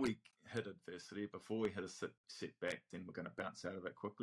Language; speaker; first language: English; native; English